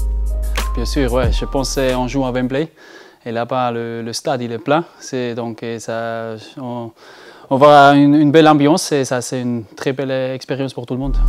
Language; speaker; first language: French; non-native, learner; German